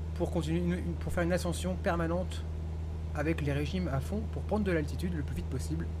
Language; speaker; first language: French; native; French